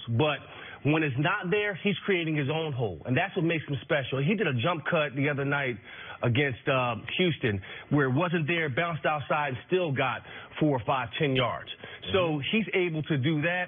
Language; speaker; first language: English; native; English